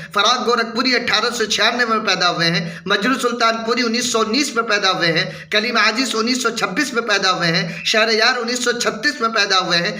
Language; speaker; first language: Urdu; native; Urdu